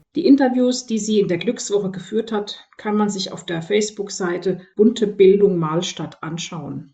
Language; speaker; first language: German; native; German